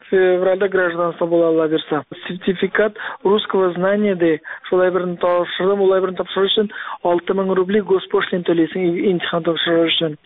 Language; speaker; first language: Tatar; early bilingual, heritage; Tatar